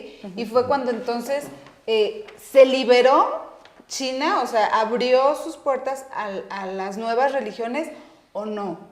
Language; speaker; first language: Spanish; native; Spanish